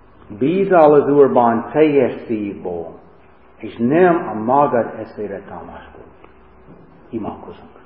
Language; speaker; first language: Hungarian; non-native, fluent; English